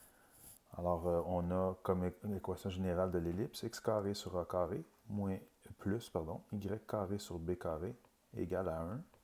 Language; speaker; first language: French; native; French